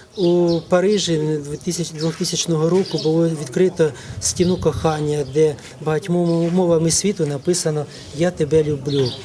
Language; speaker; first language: Ukrainian; native; Ukrainian